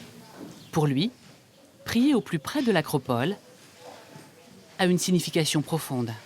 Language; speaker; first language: French; native; French